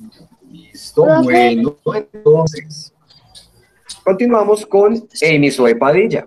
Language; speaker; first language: Spanish; native; Spanish